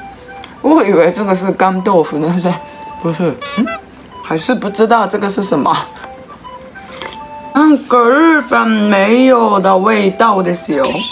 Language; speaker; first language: Chinese; non-native, learner; Japanese